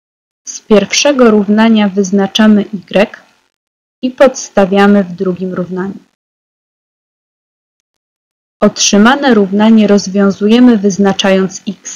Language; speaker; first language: Polish; native; Polish